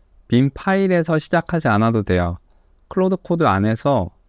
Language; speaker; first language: Korean; native; Korean